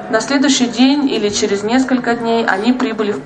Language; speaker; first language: Russian; native; Russian